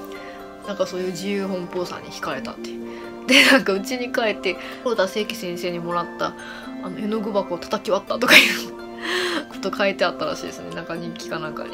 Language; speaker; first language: Japanese; native; Japanese